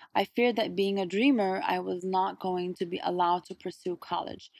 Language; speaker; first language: English; early bilingual, other home language; Arabic